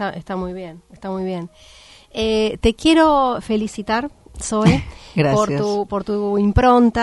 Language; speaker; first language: Spanish; native; Spanish